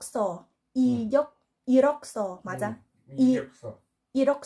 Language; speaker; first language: Korean; non-native, learner; Thai